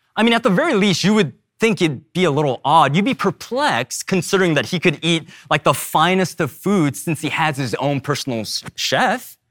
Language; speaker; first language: English; early bilingual, other home language; Korean